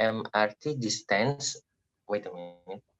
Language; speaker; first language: English; non-native, learner; Indonesian